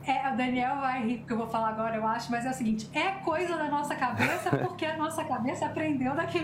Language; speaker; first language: Portuguese; native; Portuguese